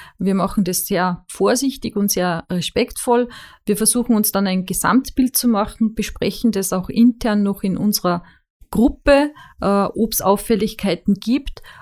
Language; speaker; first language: German; native; German